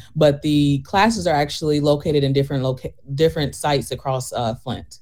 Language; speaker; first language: English; native; English